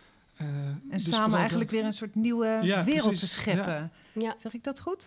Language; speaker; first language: Dutch; native; Dutch